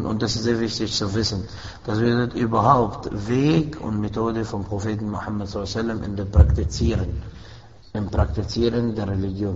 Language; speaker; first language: German; non-native, fluent; Arabic